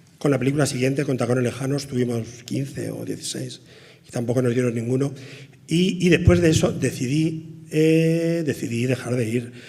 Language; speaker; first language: Spanish; native; Spanish